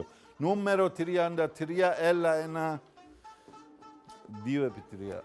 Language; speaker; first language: Greek; non-native, learner; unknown